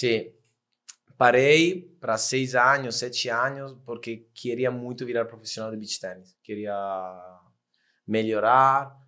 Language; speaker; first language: Portuguese; non-native, fluent; Italian